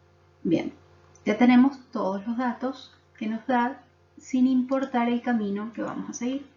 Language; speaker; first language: Spanish; native; Spanish